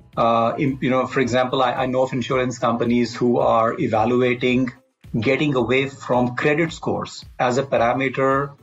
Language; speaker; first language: English; non-native, local second language; Hindi